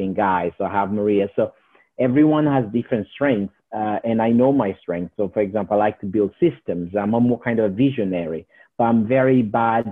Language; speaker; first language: English; non-native, learner; Portuguese